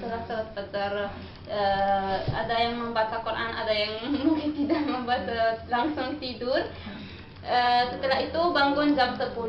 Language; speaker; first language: Indonesian; non-native, learner; Arabic